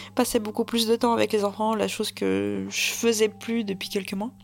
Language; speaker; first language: French; early bilingual, other home language; Russian